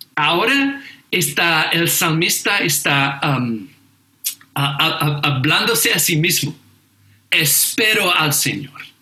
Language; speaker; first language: Spanish; non-native, fluent; English